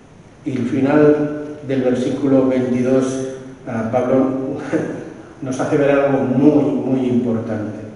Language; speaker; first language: Spanish; native; Spanish